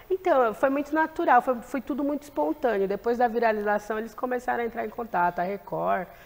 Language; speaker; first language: Portuguese; native; Portuguese